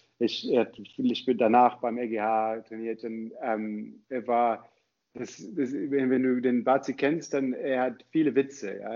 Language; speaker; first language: German; non-native, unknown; English